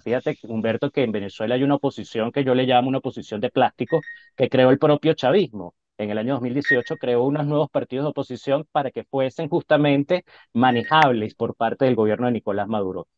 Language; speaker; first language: Spanish; native; Spanish